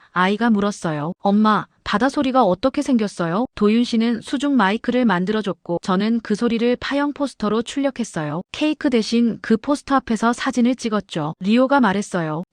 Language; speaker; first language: Korean; non-native, fluent; Spanish